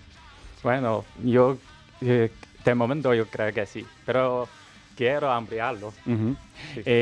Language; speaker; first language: Spanish; non-native, learner; Chinese